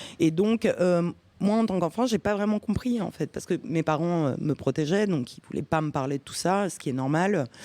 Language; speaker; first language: French; early bilingual, other home language; Romanian